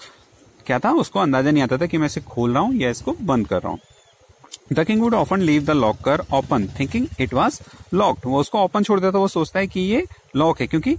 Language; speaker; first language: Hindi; native; Hindi